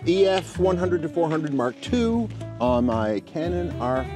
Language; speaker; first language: English; native; English